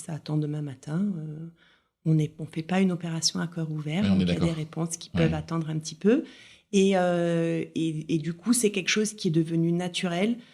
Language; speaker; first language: French; native; French